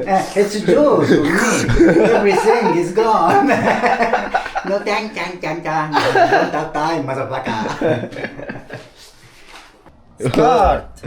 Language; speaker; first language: English; non-native, learner; Arabic